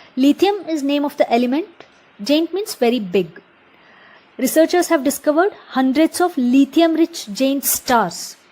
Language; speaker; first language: English; non-native, local second language; Kannada